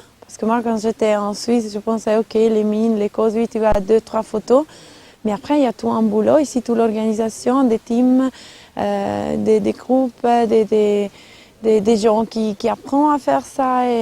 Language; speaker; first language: French; non-native, local second language; Italian